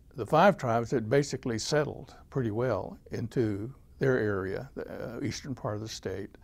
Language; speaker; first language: English; native; English